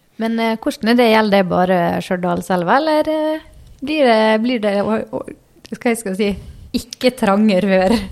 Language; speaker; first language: Norwegian; native; Norwegian